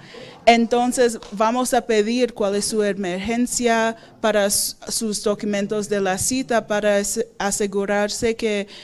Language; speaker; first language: Spanish; non-native, fluent; English